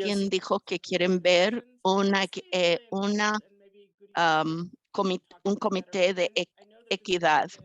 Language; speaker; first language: Spanish; non-native, fluent; English